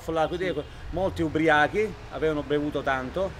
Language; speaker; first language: Italian; native; Italian